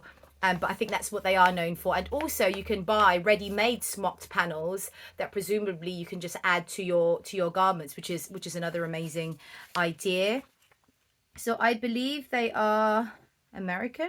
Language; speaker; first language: English; native; English